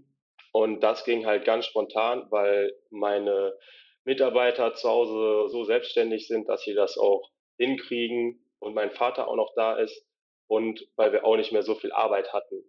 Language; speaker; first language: German; native; German